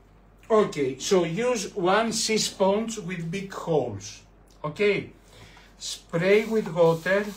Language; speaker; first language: English; non-native, fluent; Greek